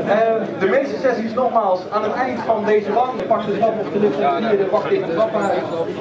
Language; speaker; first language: Dutch; native; Dutch